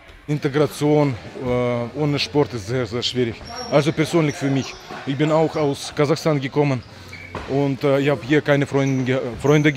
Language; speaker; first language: German; non-native, learner; Russian